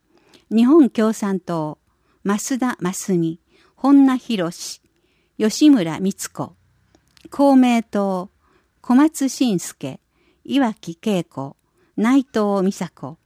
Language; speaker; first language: Japanese; native; Japanese